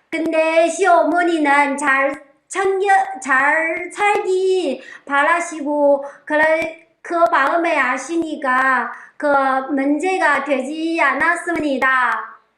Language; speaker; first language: Korean; non-native, learner; Chinese